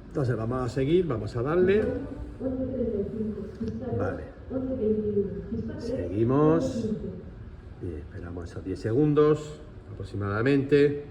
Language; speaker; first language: Spanish; native; Spanish